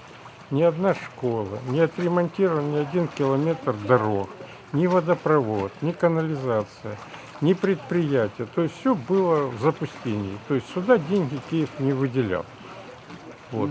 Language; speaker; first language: Russian; native; Russian